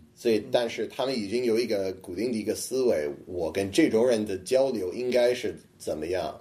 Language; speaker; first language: Chinese; non-native, fluent; English